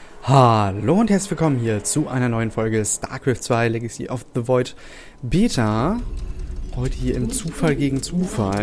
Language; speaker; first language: German; native; German